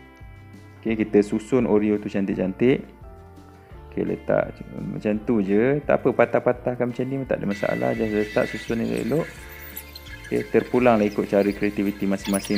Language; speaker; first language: Malay; native; Malay